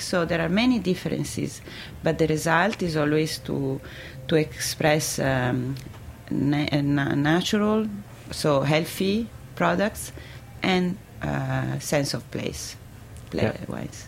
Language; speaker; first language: English; non-native, fluent; Italian